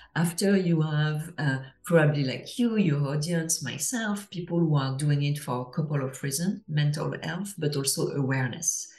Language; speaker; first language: English; non-native, fluent; French